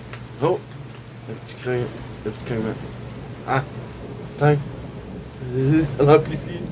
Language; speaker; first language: French; native; French